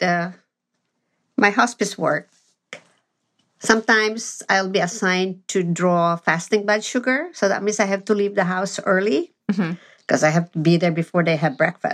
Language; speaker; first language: English; non-native, local second language; Filipino